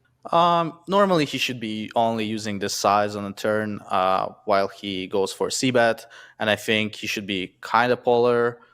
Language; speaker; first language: English; non-native, fluent; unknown